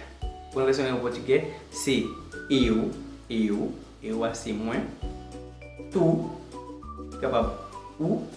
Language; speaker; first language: French; non-native, learner; Haitian Creole